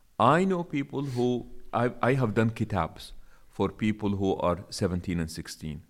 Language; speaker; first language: English; non-native, local second language; Arabic